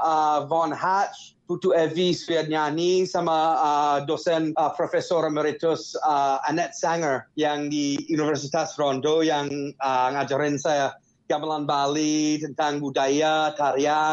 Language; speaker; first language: Indonesian; non-native, fluent; English